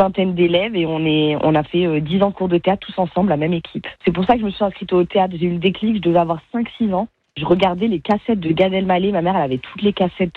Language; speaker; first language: French; native; French